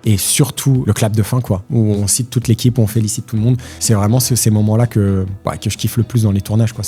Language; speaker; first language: French; native; French